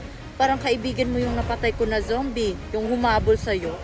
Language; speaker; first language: Filipino; native; Filipino